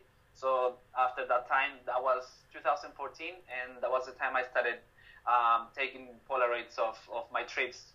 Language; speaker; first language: English; non-native, fluent; Spanish